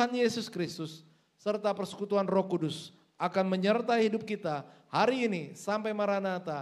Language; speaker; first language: Indonesian; native; Indonesian